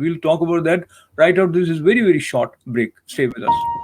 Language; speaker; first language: English; non-native, local second language; Hindi